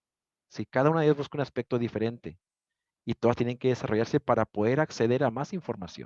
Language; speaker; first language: Spanish; native; Spanish